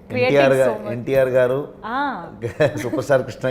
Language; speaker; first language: Telugu; non-native, learner; Kannada